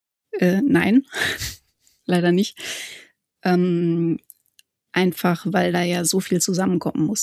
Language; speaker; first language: German; native; German